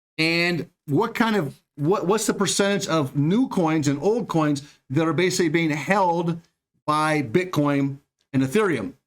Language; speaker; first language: English; native; English